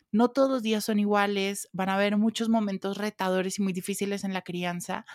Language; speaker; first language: Spanish; native; Spanish